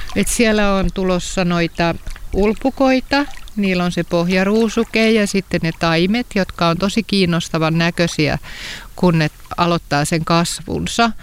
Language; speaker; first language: Finnish; native; Finnish